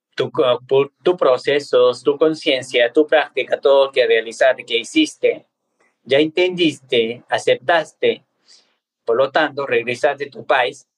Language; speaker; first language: Spanish; non-native, fluent; Tibetan